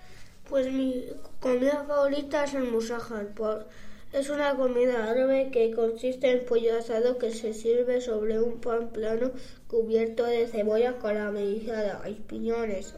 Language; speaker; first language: Spanish; early bilingual, other home language; Arabic